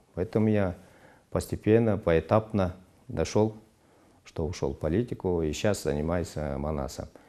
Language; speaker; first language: Russian; non-native, local second language; Kyrgyz